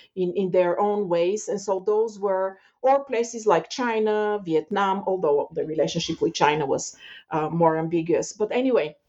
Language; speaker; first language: English; non-native, fluent; Bulgarian